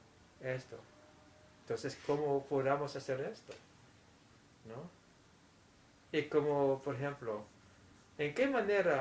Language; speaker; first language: Spanish; non-native, fluent; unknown